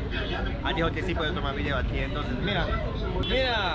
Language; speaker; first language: Spanish; non-native, learner; Japanese